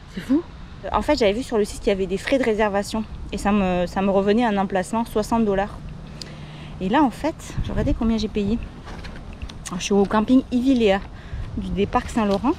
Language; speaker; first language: French; native; French